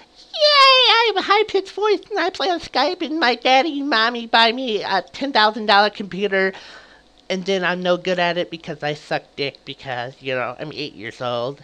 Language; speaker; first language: English; native; English